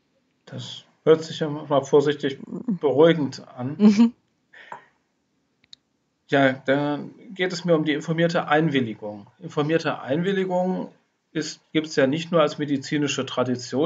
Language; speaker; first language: German; native; German